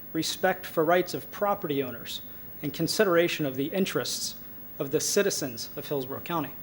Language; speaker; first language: English; native; English